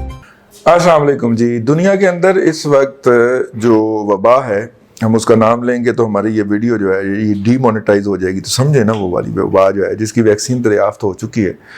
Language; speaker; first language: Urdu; non-native, local second language; Punjabi